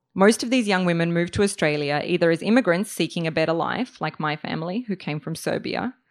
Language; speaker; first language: English; native; English